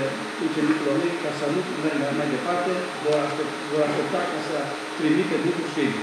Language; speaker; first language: Romanian; non-native, learner; Greek